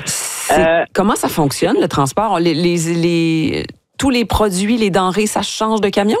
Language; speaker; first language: French; native; French